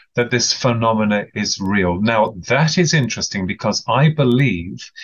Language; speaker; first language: English; native; English